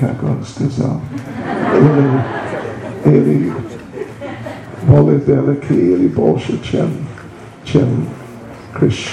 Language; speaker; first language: Russian; non-native, learner; English